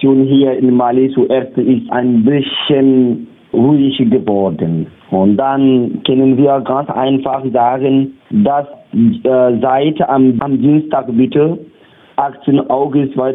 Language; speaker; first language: German; non-native, learner; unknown